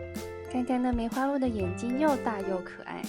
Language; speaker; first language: Chinese; native; Chinese